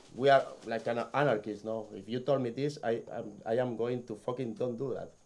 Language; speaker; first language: English; non-native, learner; Spanish